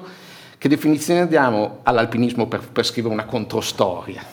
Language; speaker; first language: Italian; native; Italian